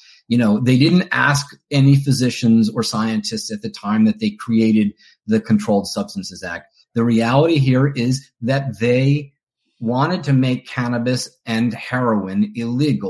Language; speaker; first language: English; native; English